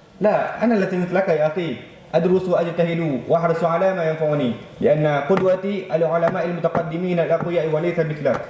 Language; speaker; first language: Arabic; non-native, learner; Indonesian